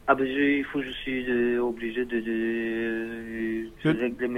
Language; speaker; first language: French; non-native, learner; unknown